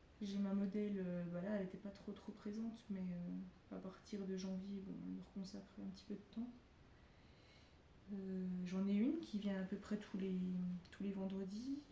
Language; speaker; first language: French; native; French